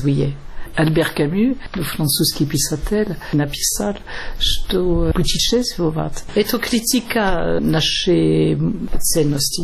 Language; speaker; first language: Russian; non-native, fluent; French